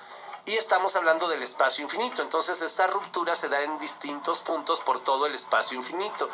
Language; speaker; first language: Spanish; native; Spanish